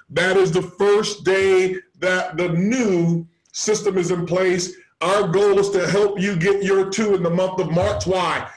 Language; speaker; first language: English; native; English